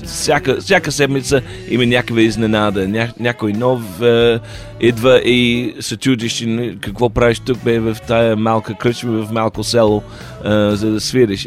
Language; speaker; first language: Bulgarian; non-native, learner; English